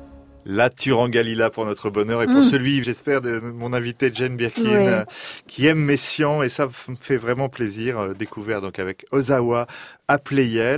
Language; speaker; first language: French; native; French